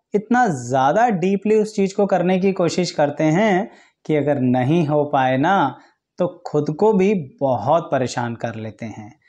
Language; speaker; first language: Hindi; native; Hindi